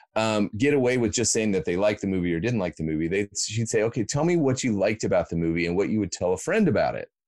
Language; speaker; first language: English; native; English